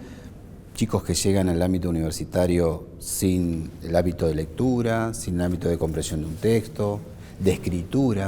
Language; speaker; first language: Spanish; native; Spanish